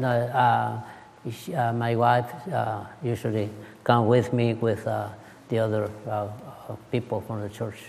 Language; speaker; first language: English; non-native, learner; Spanish